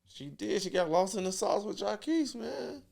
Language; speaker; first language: English; native; English